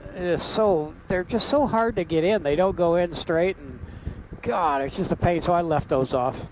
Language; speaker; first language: English; native; English